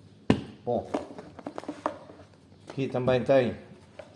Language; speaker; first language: Portuguese; native; Portuguese